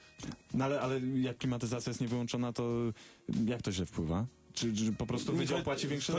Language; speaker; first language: Polish; native; Polish